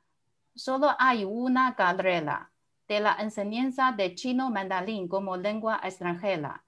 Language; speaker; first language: Spanish; non-native, fluent; Chinese